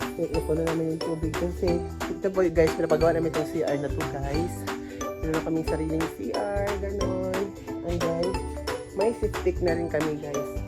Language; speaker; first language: Filipino; non-native, local second language; Cebuano